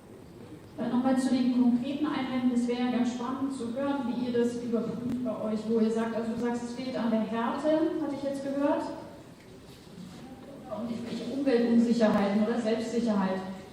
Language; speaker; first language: German; native; German